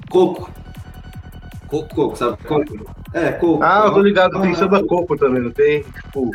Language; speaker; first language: Portuguese; native; Portuguese